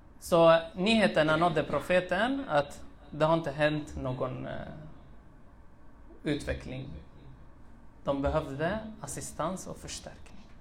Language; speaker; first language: Swedish; early bilingual, other home language; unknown